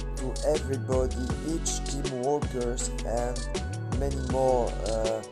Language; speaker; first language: English; non-native, learner; French